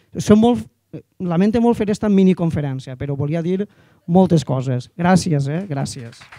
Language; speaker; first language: Catalan; native; Catalan